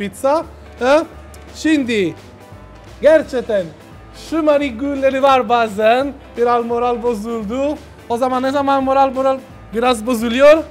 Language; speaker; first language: Turkish; non-native, learner; Italian